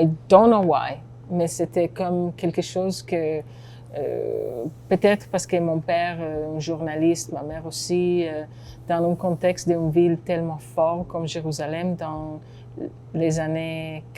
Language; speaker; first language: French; non-native, fluent; Hebrew